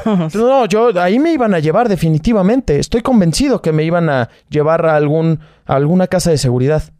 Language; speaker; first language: Spanish; native; Spanish